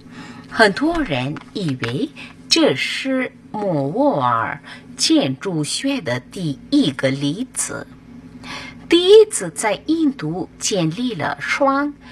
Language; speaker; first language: Chinese; non-native, learner; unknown